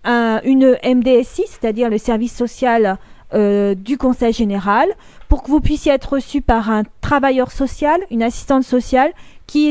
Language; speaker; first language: French; native; French